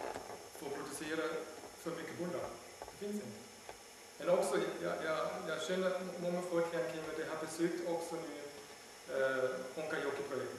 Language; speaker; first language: Swedish; non-native, learner; German